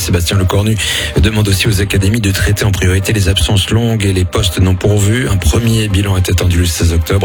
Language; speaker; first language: French; native; French